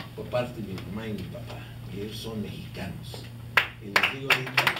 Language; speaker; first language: Spanish; early bilingual, heritage; Spanish